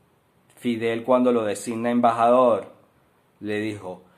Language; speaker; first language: Spanish; native; Spanish